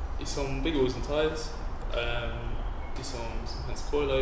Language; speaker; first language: English; native; English